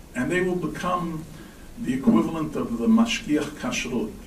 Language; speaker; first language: English; native; English